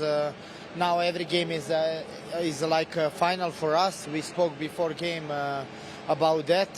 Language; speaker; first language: English; non-native, fluent; Serbian